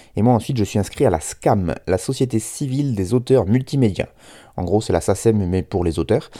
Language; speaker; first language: French; native; French